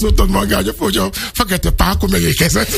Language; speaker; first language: Hungarian; non-native, learner; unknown